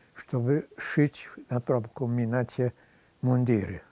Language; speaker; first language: Russian; non-native, fluent; Polish